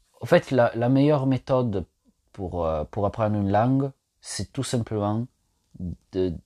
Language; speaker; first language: French; non-native, fluent; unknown